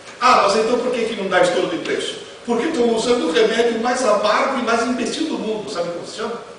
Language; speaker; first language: Portuguese; non-native, fluent; Italian